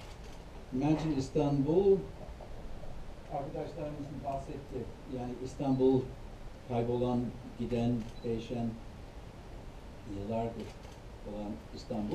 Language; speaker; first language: Turkish; non-native, fluent; English